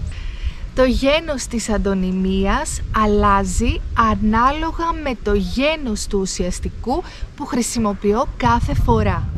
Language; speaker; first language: Greek; native; Greek